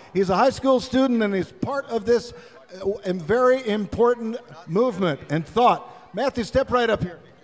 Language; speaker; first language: English; native; English